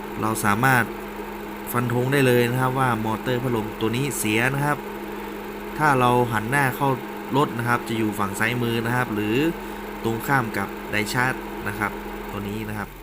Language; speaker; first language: Thai; native; Thai